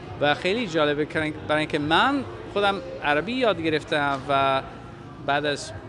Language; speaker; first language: Persian; non-native, fluent; English